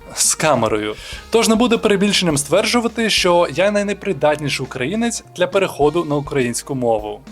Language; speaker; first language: Ukrainian; non-native, local second language; Russian